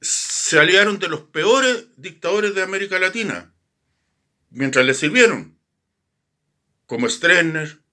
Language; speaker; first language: Spanish; native; Spanish